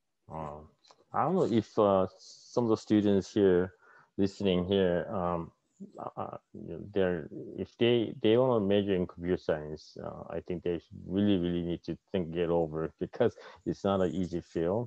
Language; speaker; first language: English; non-native, fluent; Korean